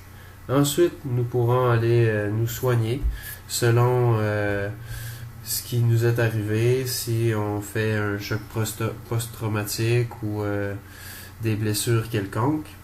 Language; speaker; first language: French; native; French